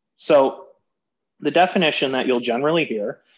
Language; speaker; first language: English; native; English